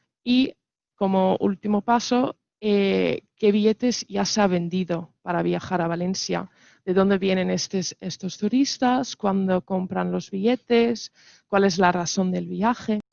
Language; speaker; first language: Spanish; non-native, fluent; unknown